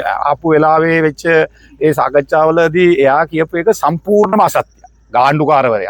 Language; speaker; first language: Sinhala; non-native, local second language; Tamil